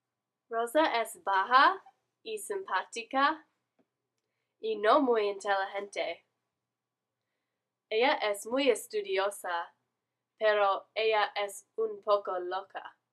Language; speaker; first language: Spanish; non-native, learner; English